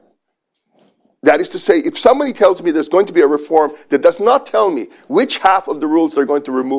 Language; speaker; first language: English; non-native, local second language; Filipino